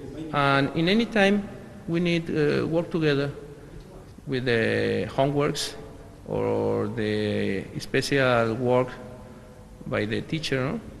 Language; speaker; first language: English; non-native, learner; Spanish